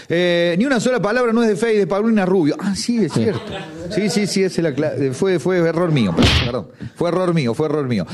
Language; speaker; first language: Spanish; native; Spanish